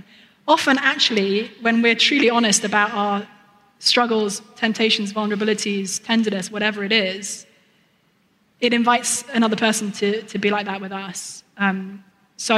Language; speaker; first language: English; native; English